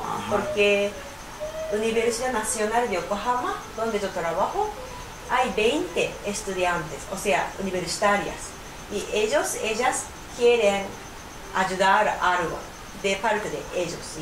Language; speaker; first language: Spanish; non-native, learner; Japanese